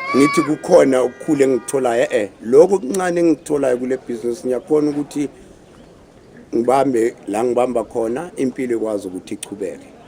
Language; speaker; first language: Zulu; non-native, local second language; South Ndebele